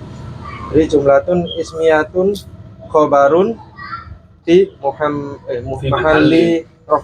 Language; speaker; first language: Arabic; non-native, learner; Indonesian